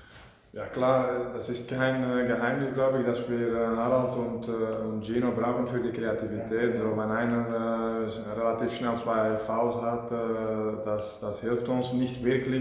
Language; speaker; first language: German; non-native, fluent; Dutch